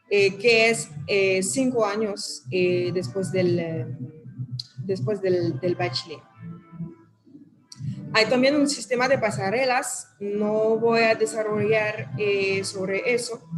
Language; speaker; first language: Spanish; non-native, fluent; French